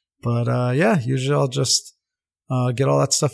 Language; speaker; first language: English; non-native, local second language; Armenian